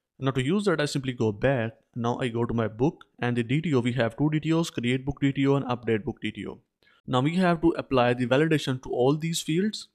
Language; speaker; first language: English; non-native, local second language; Urdu